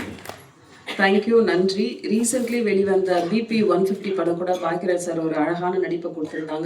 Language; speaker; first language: Tamil; native; Tamil